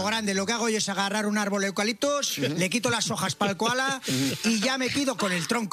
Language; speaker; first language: Spanish; native; Spanish